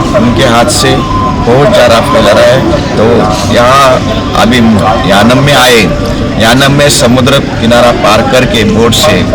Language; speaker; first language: Hindi; non-native, local second language; Marathi